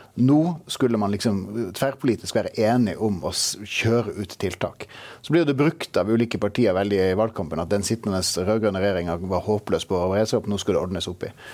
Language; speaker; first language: Norwegian; native; Norwegian